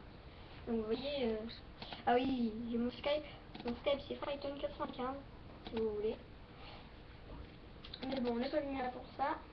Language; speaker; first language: French; native; French